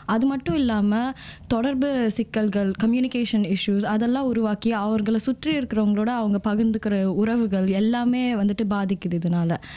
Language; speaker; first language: Tamil; early bilingual, heritage; Tamil